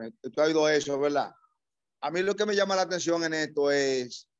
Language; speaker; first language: Spanish; native; Spanish